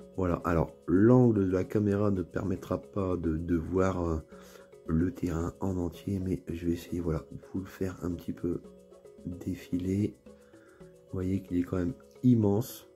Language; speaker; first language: French; native; French